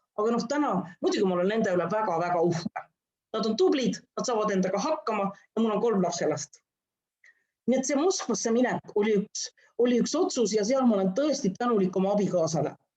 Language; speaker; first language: Estonian; non-native, local second language; Russian